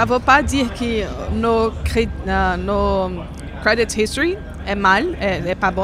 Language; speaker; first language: French; non-native, fluent; Portuguese